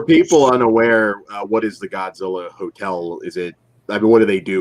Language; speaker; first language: English; native; English